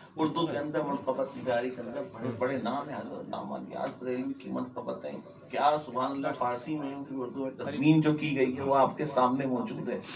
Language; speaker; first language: Urdu; native; Urdu